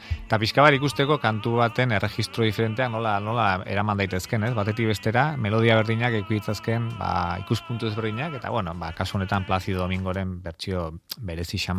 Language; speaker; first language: Basque; native; Basque